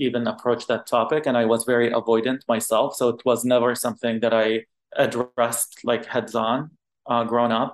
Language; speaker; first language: English; non-native, fluent; Arabic